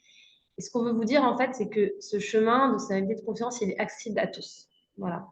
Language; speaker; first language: French; native; French